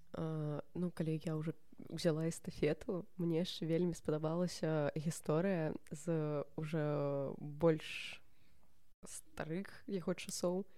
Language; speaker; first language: Belarusian; non-native, local second language; Russian